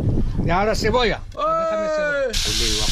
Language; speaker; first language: Spanish; non-native, fluent; Arabic